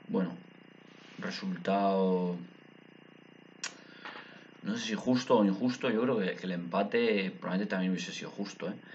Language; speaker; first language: Spanish; native; Spanish